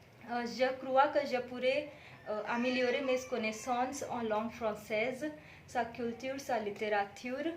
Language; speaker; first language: French; non-native, fluent; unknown